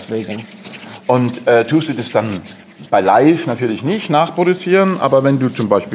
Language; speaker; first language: German; native; German